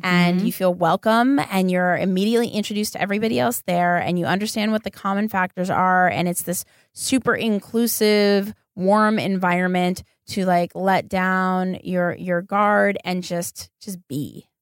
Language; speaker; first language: English; native; English